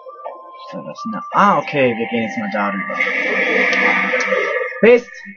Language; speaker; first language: German; native; German